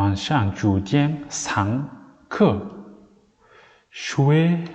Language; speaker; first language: Chinese; non-native, fluent; Mongolian